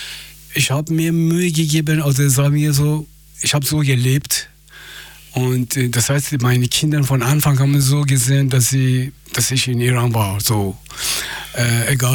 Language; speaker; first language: German; non-native, fluent; Persian